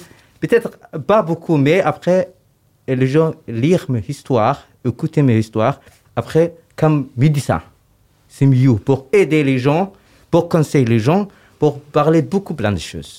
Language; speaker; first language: French; non-native, learner; Somali